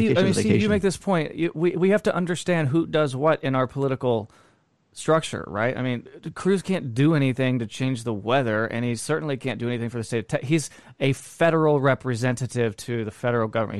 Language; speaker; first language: English; native; English